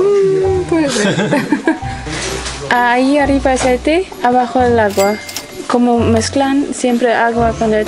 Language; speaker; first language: Spanish; non-native, fluent; Turkish